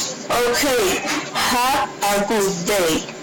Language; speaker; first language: English; non-native, learner; Spanish